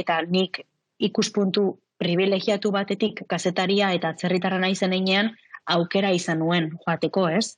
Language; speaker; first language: Basque; native; Basque